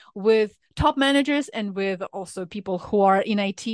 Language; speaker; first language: English; non-native, fluent; Ukrainian